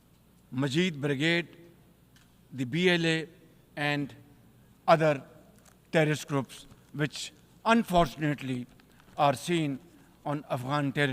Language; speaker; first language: English; non-native, local second language; Urdu